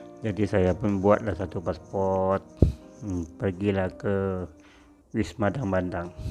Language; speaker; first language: Malay; non-native, local second language; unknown